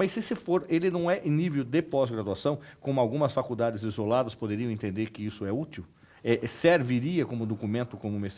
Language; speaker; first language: Portuguese; native; Portuguese